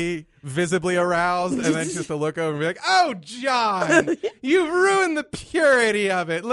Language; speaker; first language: English; native; English